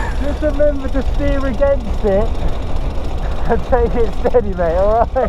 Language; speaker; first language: English; native; English